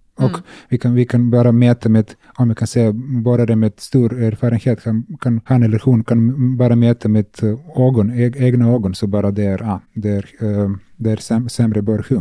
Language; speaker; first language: Swedish; non-native, learner; Serbian